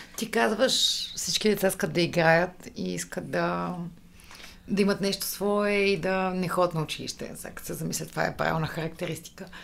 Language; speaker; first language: Bulgarian; native; Bulgarian